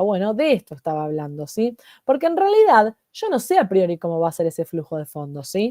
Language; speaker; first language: Spanish; native; Spanish